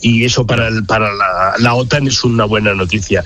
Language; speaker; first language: Spanish; native; Spanish